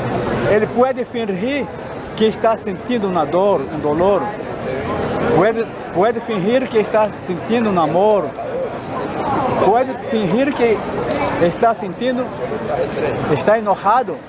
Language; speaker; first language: Spanish; non-native, fluent; Portuguese